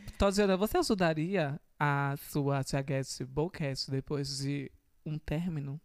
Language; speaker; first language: Portuguese; native; Portuguese